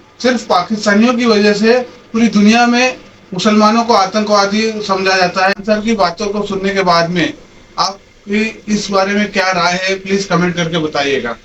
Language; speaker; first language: Hindi; native; Hindi